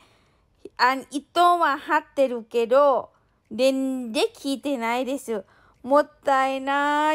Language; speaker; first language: Japanese; non-native, learner; Thai